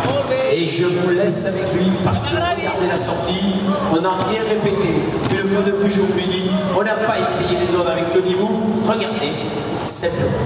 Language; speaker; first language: French; native; French